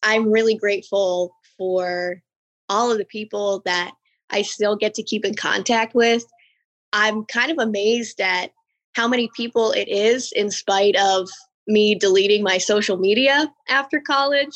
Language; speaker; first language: English; native; English